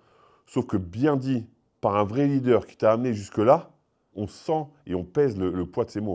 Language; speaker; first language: French; native; French